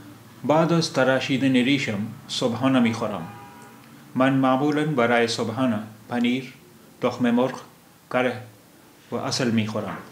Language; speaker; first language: Persian; non-native, fluent; Urdu